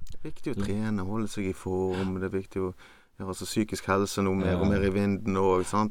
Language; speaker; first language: Norwegian; native; Norwegian